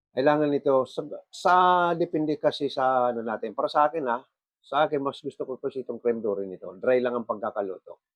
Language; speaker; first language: Filipino; non-native, local second language; Bikol